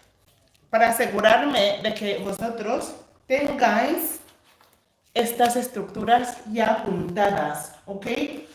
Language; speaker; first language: Spanish; non-native, fluent; English